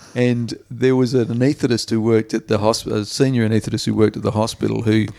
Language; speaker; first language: English; native; English